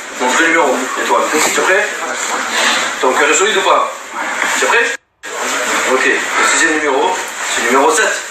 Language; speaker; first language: French; native; French